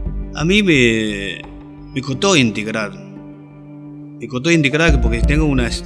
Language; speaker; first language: Spanish; non-native, learner; Chinese